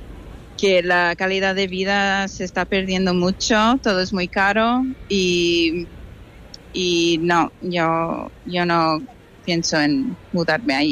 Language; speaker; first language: Spanish; non-native, fluent; English